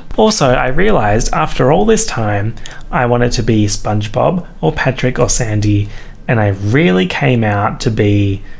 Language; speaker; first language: English; native; English